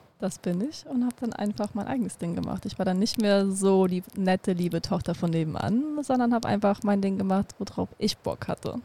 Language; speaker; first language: German; early bilingual, other home language; Russian